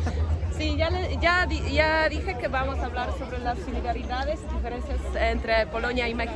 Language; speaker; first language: Spanish; non-native, fluent; Polish